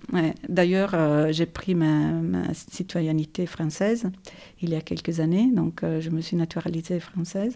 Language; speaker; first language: French; non-native, fluent; Italian